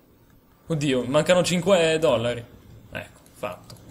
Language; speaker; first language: Italian; native; Italian